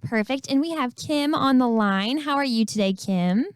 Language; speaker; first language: English; native; English